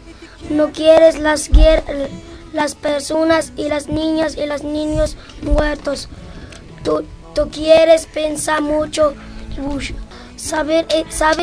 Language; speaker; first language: Spanish; non-native, learner; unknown